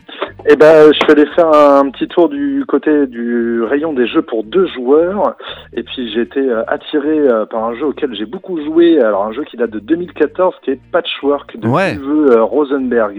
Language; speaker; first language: French; native; French